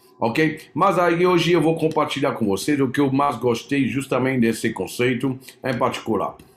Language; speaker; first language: Portuguese; non-native, fluent; French